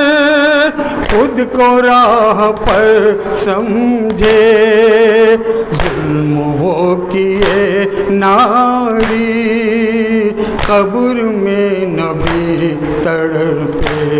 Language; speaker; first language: Urdu; native; Urdu